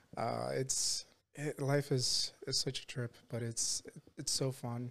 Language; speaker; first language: English; non-native, fluent; Spanish